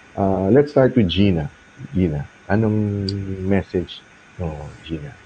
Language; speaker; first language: Filipino; non-native, local second language; Cebuano